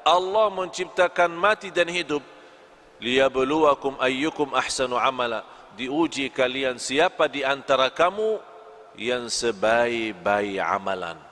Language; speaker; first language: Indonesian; non-native, fluent; Arabic